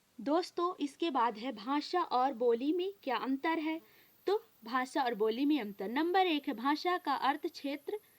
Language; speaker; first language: Hindi; native; Hindi